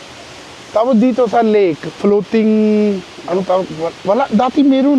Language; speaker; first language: Filipino; non-native, learner; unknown